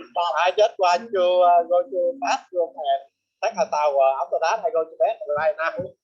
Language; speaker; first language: English; non-native, learner; Vietnamese